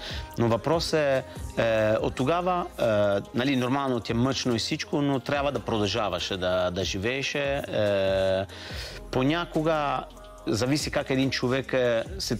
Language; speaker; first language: Bulgarian; non-native, fluent; Italian